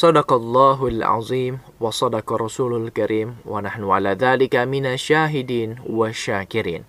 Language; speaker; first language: Arabic; non-native, fluent; Indonesian